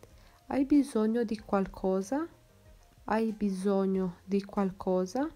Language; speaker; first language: Italian; non-native, fluent; Romanian